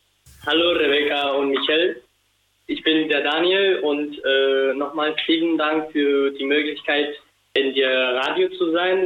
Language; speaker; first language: German; non-native, fluent; Spanish